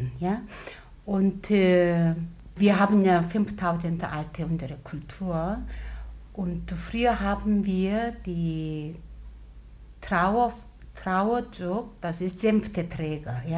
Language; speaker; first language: German; non-native, learner; Korean